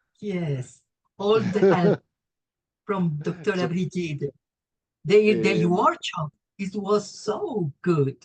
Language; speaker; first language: English; non-native, learner; Spanish